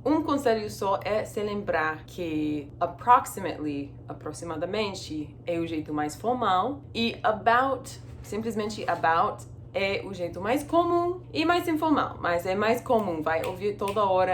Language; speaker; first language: Portuguese; non-native, fluent; English